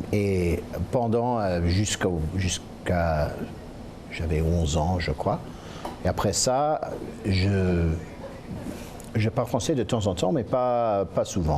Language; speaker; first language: French; non-native, local second language; English